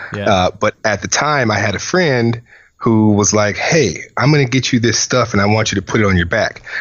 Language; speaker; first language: English; native; English